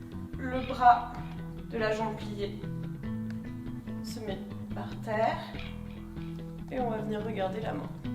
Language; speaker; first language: French; native; French